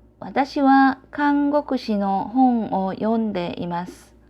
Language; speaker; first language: Japanese; non-native, learner; Korean